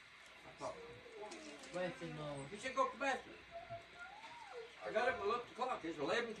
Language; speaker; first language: English; native; English